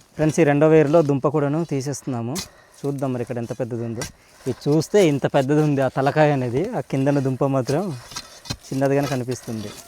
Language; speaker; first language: Telugu; non-native, local second language; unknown